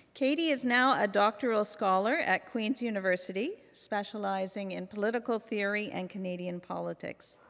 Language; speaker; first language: English; native; English